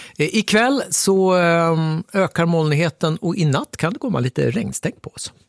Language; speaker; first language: Swedish; native; Swedish